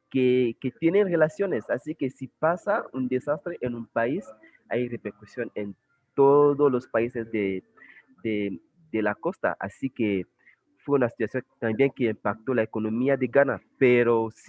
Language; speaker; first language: Spanish; non-native, fluent; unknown